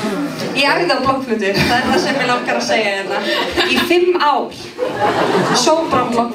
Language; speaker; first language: Icelandic; native; Icelandic